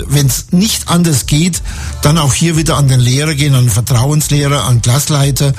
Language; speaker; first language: German; native; German